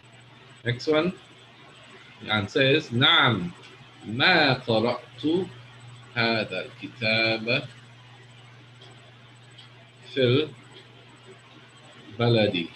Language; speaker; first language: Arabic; non-native, fluent; English